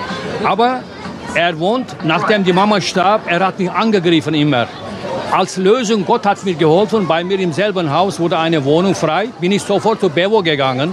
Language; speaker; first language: German; non-native, fluent; Turkish